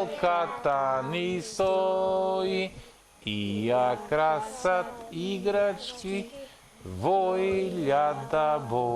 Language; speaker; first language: Macedonian; native; Macedonian